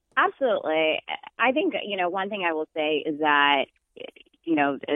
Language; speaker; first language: English; non-native, fluent; Amharic